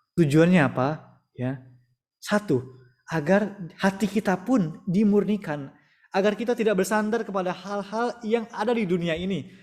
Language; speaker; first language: Indonesian; native; Indonesian